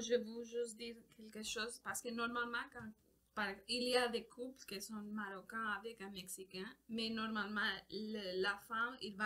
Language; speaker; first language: French; non-native, learner; Spanish